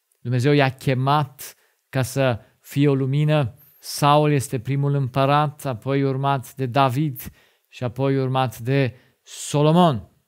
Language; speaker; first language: Romanian; non-native, fluent; German